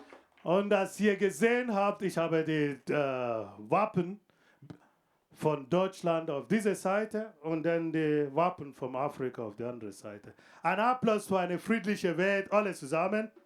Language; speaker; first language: German; non-native, fluent; Igbo